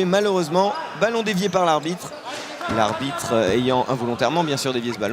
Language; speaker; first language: French; native; French